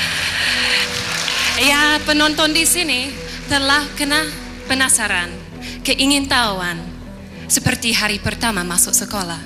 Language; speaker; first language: Malay; non-native, fluent; English